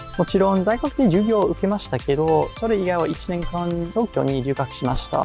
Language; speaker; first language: Japanese; non-native, fluent; English